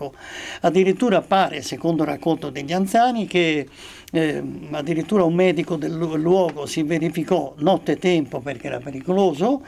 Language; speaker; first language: Italian; native; Italian